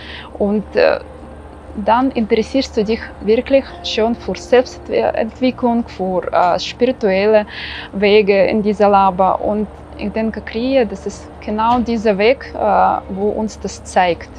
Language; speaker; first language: German; non-native, fluent; Russian